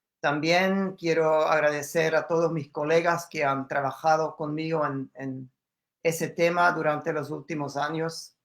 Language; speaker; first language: Spanish; non-native, fluent; German